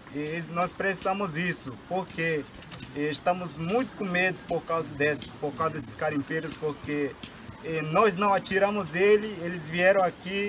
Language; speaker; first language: Portuguese; non-native, learner; Yanomámi